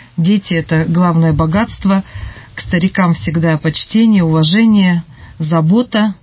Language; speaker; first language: Russian; native; Russian